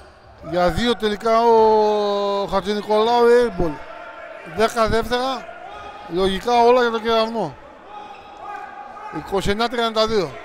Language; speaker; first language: Greek; native; Greek